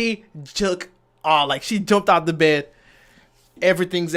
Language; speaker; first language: English; native; English